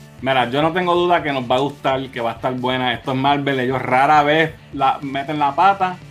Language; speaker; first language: Spanish; native; Spanish